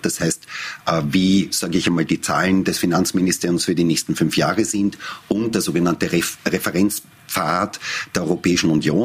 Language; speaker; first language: German; native; German